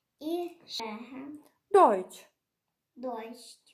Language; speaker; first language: German; non-native, learner; Ukrainian